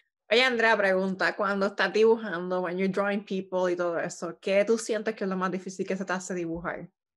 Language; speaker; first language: Spanish; native; Spanish